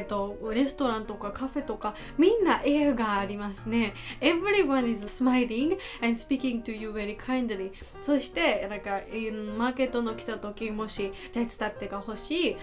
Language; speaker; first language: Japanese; non-native, learner; Georgian